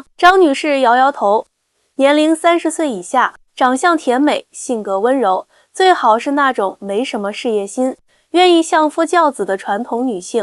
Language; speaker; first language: Chinese; native; Chinese